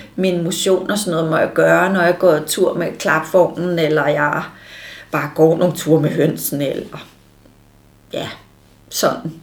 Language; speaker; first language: Danish; native; Danish